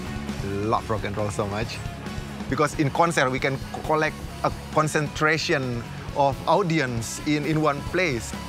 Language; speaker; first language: English; non-native, fluent; Indonesian